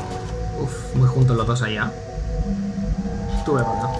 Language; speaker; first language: Spanish; native; Spanish